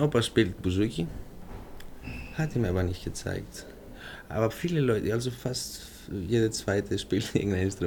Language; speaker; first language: German; non-native, fluent; Greek